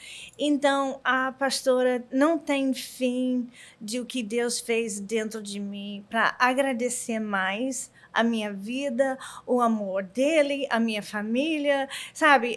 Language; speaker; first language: Portuguese; non-native, learner; English